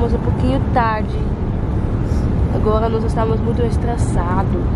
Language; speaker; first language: Portuguese; non-native, learner; Dutch